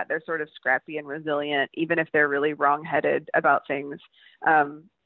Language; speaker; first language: English; native; English